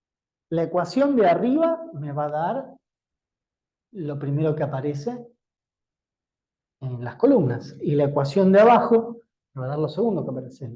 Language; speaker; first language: Spanish; native; Spanish